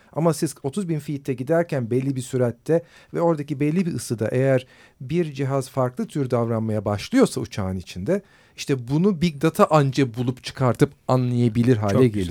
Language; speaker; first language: Turkish; native; Turkish